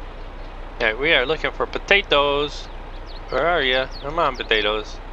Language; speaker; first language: English; native; English